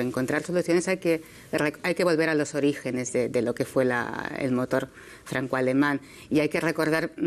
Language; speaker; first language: Spanish; native; Spanish